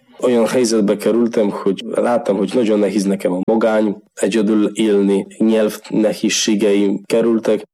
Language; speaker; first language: Hungarian; non-native, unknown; Polish